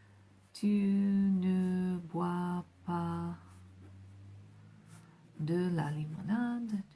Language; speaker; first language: French; non-native, fluent; English